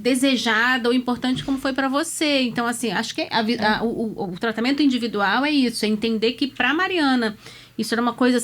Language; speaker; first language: Portuguese; native; Portuguese